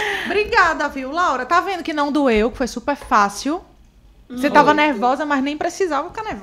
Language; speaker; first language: Portuguese; native; Portuguese